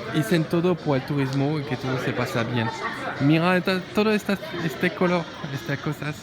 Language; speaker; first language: Spanish; non-native, learner; French